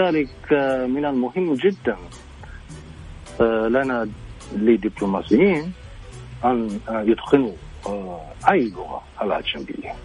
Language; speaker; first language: Arabic; non-native, fluent; Japanese